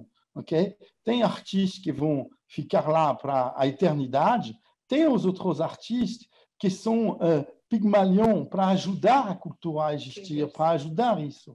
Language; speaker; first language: Portuguese; non-native, fluent; French